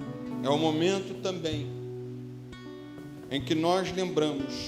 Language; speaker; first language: Portuguese; native; Portuguese